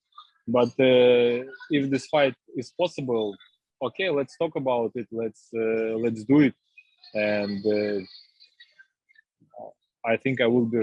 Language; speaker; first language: English; non-native, learner; Russian